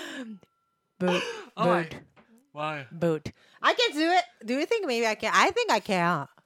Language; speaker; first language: English; non-native, fluent; Japanese